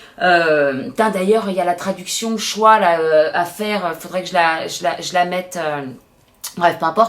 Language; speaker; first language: French; native; French